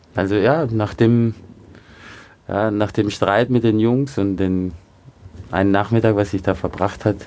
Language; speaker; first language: German; early bilingual, other home language; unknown